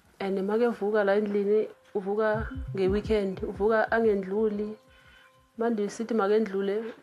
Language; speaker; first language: Zulu; non-native, local second language; Xhosa